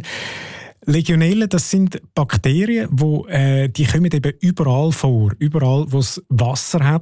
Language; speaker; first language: German; native; German